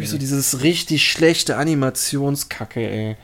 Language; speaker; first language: German; native; German